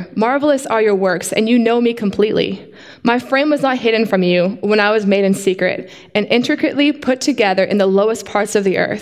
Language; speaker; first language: English; native; English